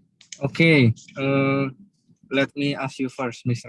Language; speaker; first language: English; non-native, learner; Indonesian